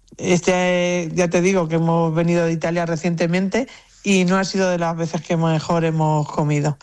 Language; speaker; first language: Spanish; native; Spanish